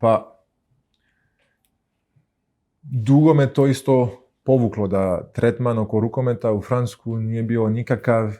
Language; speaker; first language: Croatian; early bilingual, heritage; Croatian